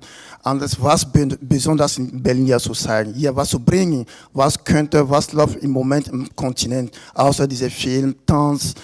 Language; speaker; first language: German; non-native, fluent; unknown